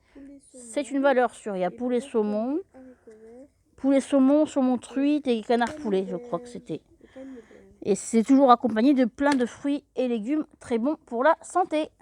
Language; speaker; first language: French; native; French